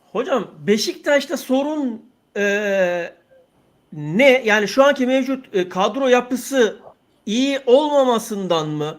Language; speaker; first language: Turkish; native; Turkish